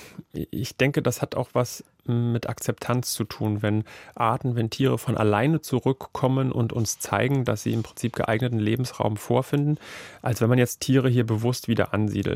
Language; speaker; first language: German; native; German